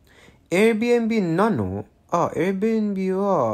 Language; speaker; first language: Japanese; non-native, learner; English